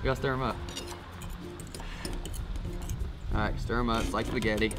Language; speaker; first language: English; native; English